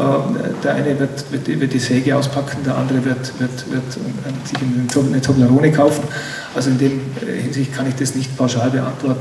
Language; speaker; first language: German; native; German